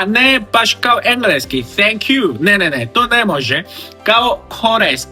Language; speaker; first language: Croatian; non-native, fluent; Korean